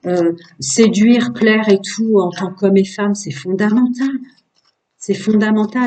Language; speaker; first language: French; native; French